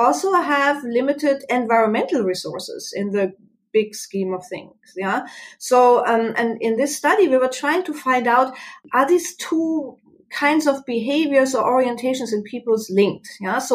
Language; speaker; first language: English; non-native, fluent; German